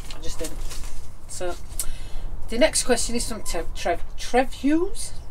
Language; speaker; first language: English; native; English